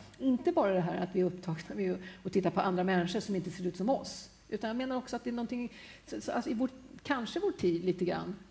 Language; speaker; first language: Swedish; native; Swedish